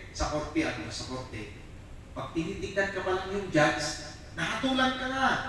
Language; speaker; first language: Filipino; non-native, local second language; Iloko